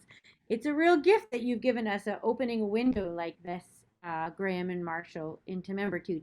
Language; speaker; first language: English; native; English